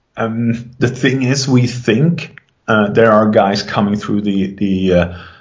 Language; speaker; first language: English; non-native, fluent; Swedish